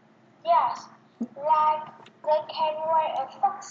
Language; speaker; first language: English; non-native, learner; Vietnamese